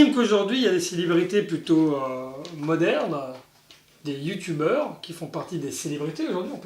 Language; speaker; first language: French; native; French